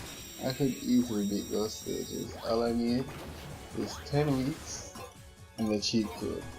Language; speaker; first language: English; native; English